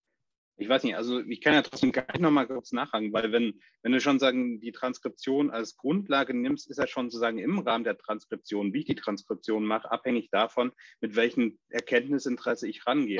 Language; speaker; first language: German; native; German